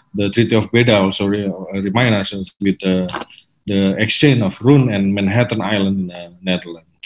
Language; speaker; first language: English; non-native, fluent; Indonesian